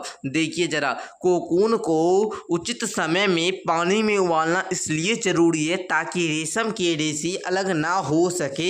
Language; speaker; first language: Hindi; native; Hindi